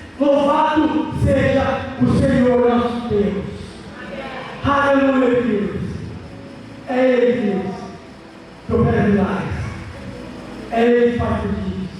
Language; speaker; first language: Portuguese; native; Portuguese